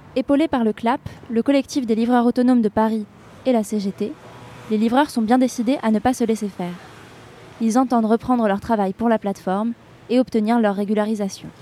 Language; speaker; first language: French; native; French